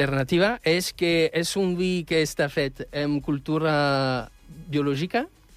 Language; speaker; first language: Catalan; non-native, fluent; French